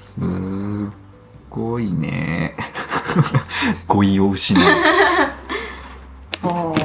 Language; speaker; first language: Japanese; native; Japanese